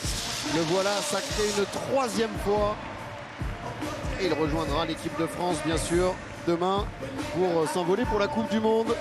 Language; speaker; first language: French; native; French